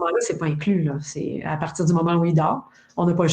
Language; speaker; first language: French; native; French